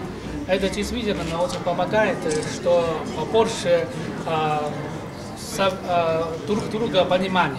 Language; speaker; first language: Russian; non-native, learner; Chinese